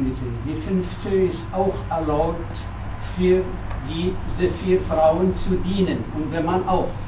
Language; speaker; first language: German; non-native, learner; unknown